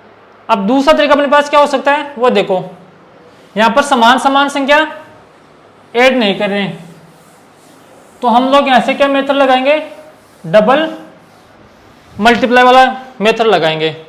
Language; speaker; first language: Hindi; native; Hindi